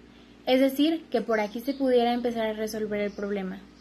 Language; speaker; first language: Spanish; native; Spanish